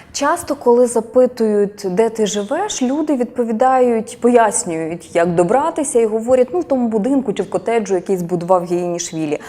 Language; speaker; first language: Ukrainian; native; Ukrainian